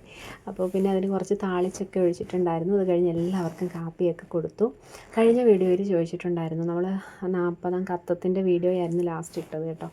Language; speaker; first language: Malayalam; native; Malayalam